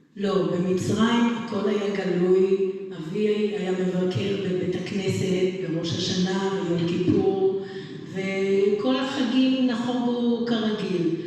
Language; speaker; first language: Hebrew; early bilingual, other home language; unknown